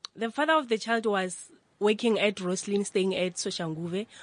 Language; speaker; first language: English; non-native, local second language; Northern Sotho